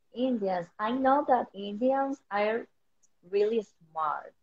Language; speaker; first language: English; non-native, learner; Spanish